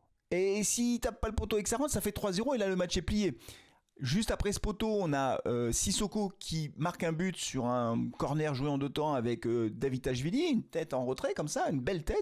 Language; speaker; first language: French; native; French